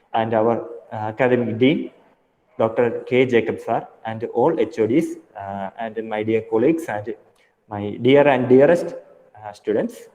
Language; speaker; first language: English; non-native, local second language; Malayalam